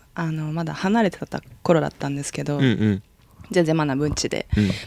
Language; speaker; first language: Japanese; native; Japanese